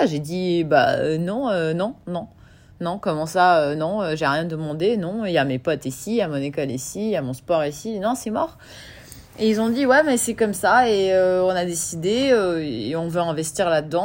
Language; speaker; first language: French; non-native, fluent; Russian